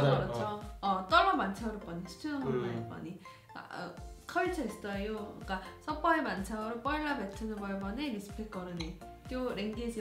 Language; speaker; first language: Nepali; non-native, fluent; Korean